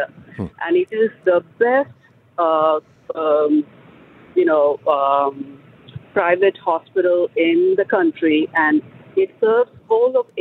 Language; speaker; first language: English; non-native, local second language; Tamil